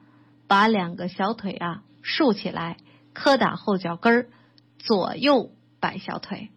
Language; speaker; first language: Chinese; native; Chinese